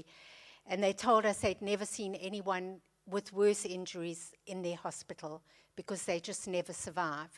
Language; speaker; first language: English; native; English